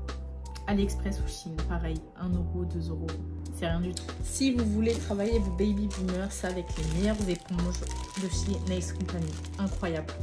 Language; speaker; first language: French; native; French